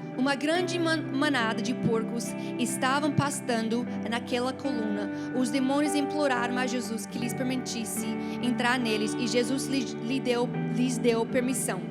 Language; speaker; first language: Portuguese; non-native, fluent; English